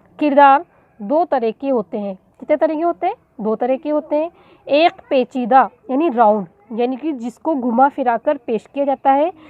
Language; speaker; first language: Urdu; native; Urdu